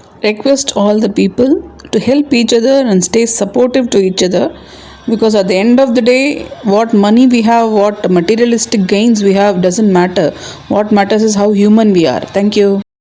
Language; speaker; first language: English; non-native, local second language; Tamil